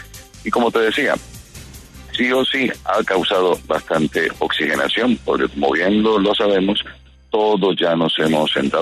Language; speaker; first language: Spanish; native; Spanish